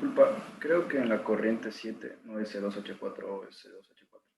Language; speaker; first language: Spanish; native; Spanish